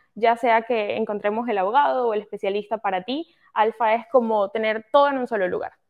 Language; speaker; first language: Spanish; native; Spanish